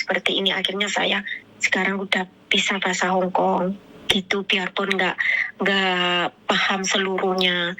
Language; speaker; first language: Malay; non-native, local second language; Javanese